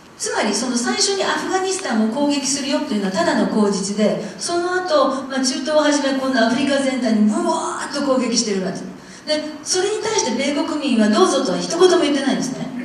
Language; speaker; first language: Japanese; non-native, fluent; English